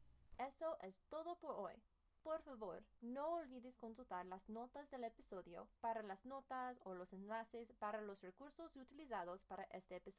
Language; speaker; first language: Spanish; non-native, fluent; English